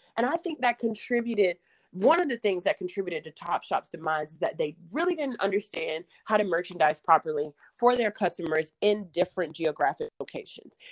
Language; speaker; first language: English; native; English